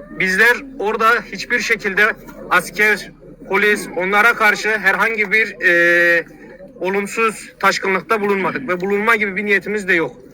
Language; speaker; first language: Turkish; native; Turkish